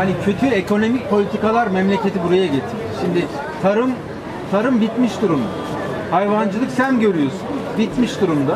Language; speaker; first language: Turkish; native; Turkish